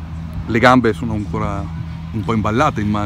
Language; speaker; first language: Italian; native; Italian